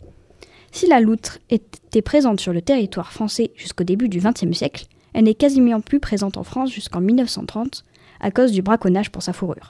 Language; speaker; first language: French; native; French